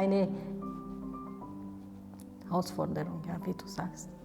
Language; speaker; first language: German; non-native, fluent; Romanian